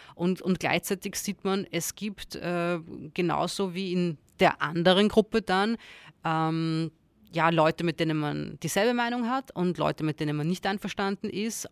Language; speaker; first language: German; early bilingual, other home language; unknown